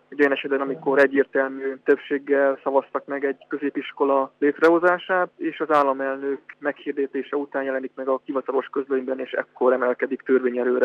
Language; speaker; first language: Hungarian; native; Hungarian